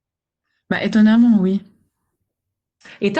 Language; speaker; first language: French; native; French